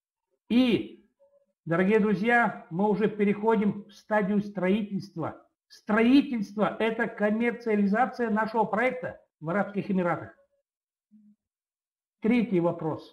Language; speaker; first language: Russian; native; Russian